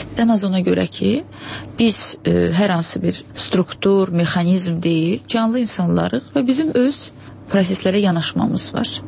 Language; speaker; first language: Azerbaijani; native; Azerbaijani